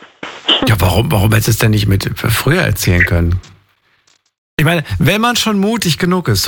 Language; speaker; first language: German; native; German